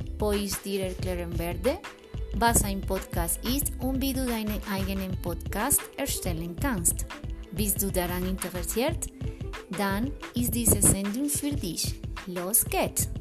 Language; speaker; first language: German; non-native, fluent; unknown